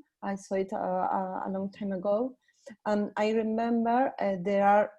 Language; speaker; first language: English; non-native, learner; Spanish